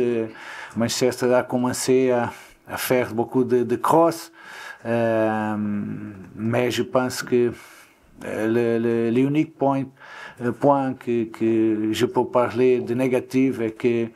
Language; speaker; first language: French; non-native, learner; Portuguese